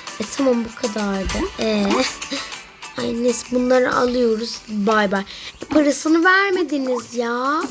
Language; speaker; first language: Turkish; native; Turkish